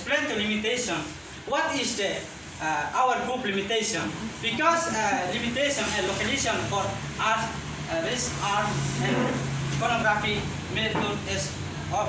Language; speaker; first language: English; non-native, learner; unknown